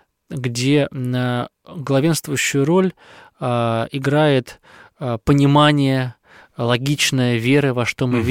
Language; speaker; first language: Russian; native; Russian